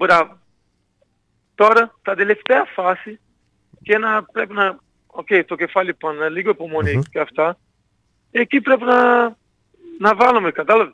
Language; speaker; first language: Greek; non-native, learner; Portuguese